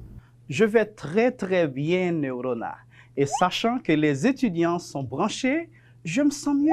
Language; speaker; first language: French; non-native, fluent; Spanish